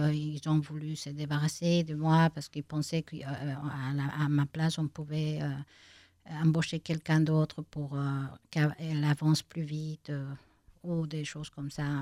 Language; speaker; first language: French; non-native, fluent; Spanish